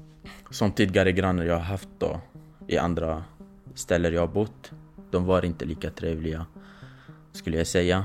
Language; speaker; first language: Swedish; non-native, fluent; Kurdish